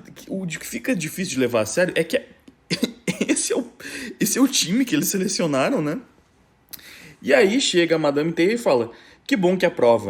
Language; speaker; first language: Portuguese; native; Portuguese